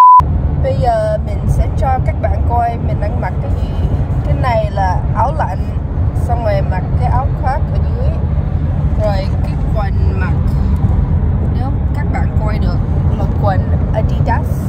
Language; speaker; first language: Vietnamese; early bilingual, heritage; Vietnamese